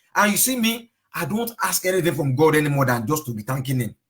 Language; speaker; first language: English; non-native, local second language; Yoruba